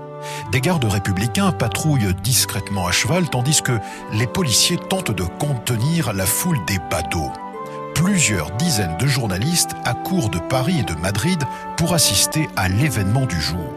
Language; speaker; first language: French; native; French